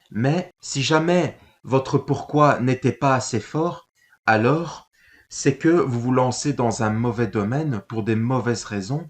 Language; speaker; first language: French; native; French